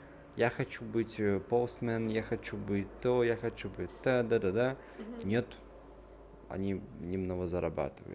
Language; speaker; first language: Russian; non-native, learner; Hungarian